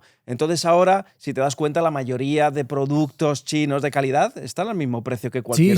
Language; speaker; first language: Spanish; native; Spanish